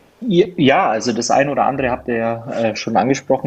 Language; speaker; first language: German; native; German